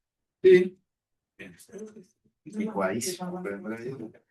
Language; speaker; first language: Spanish; native; Spanish